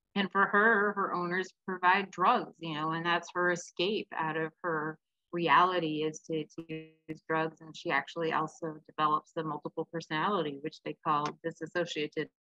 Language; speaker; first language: English; native; English